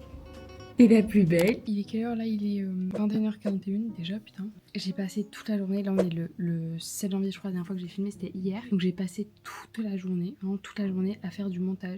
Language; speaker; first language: French; native; French